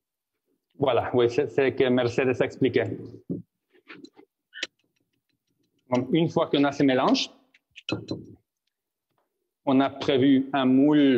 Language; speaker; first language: French; non-native, fluent; Spanish